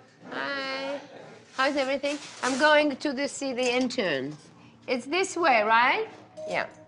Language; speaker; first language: English; non-native, fluent; French